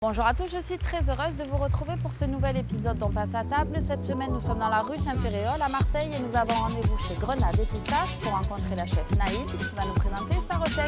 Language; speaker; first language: French; native; French